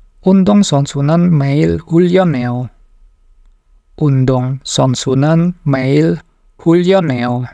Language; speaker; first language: Korean; non-native, fluent; Indonesian